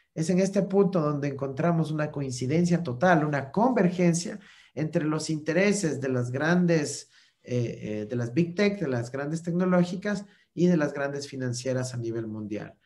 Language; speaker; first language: Spanish; native; Spanish